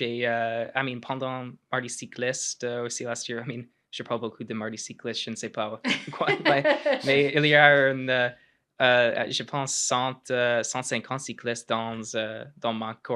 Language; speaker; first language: French; non-native, local second language; English